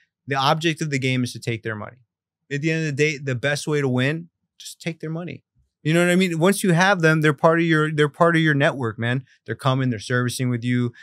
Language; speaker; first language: English; early bilingual, other home language; Spanish